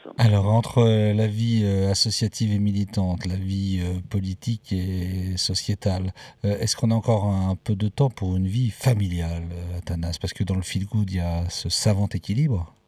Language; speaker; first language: French; native; French